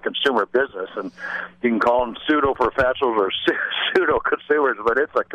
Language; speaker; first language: English; native; English